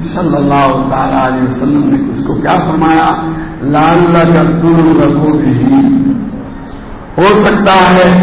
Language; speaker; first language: Urdu; non-native, local second language; Gujarati